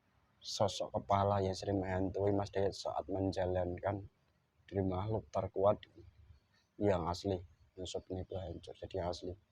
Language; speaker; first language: Indonesian; native; Indonesian